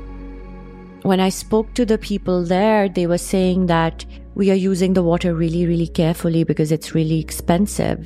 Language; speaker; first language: English; non-native, local second language; Urdu